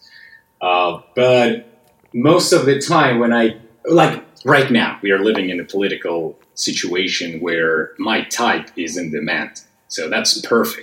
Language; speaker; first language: English; non-native, fluent; Russian